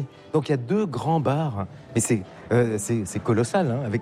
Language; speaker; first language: French; native; French